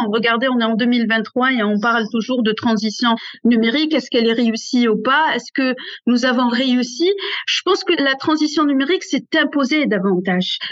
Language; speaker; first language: French; non-native, local second language; Arabic